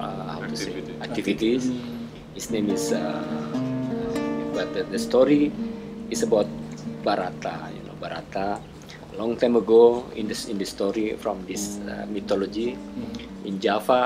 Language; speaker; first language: English; non-native, fluent; Indonesian